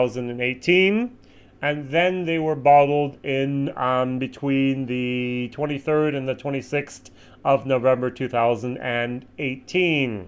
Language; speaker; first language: English; native; English